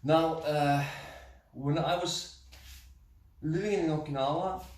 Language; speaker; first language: English; non-native, fluent; German